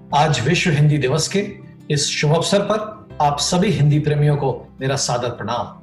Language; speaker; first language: Hindi; native; Hindi